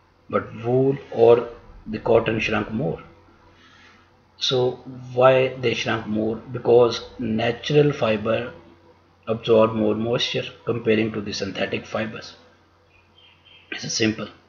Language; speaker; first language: English; non-native, local second language; Urdu